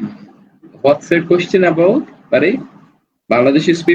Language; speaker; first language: English; non-native, learner; Bangla